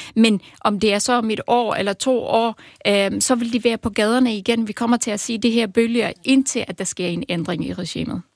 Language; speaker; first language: Danish; early bilingual, other home language; Persian